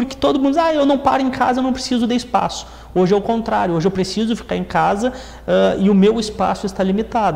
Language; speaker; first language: Portuguese; native; Portuguese